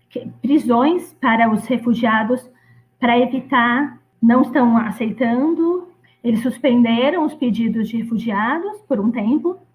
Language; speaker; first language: Portuguese; non-native, fluent; Greek